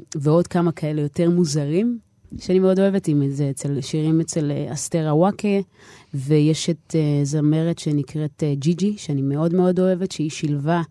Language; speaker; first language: Hebrew; native; Hebrew